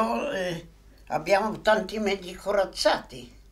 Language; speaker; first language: Italian; non-native, fluent; Polish